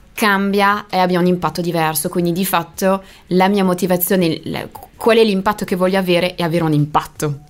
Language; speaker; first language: Italian; non-native, fluent; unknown